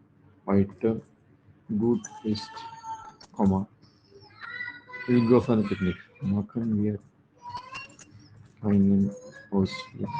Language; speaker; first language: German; non-native, learner; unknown